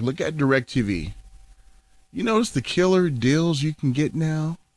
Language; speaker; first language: English; native; English